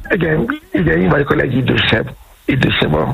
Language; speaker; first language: Hungarian; non-native, fluent; Yoruba